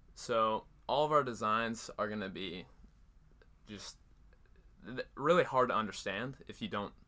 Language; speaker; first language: English; native; English